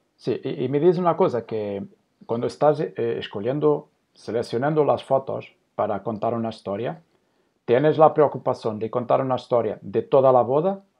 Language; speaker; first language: Spanish; non-native, learner; Portuguese